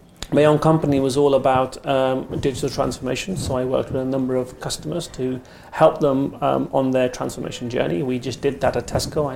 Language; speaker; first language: English; native; English